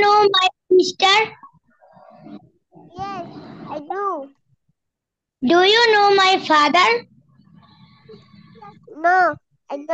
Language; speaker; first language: English; non-native, learner; Bangla